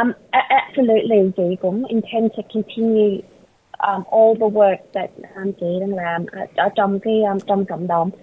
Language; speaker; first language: Vietnamese; early bilingual, heritage; Vietnamese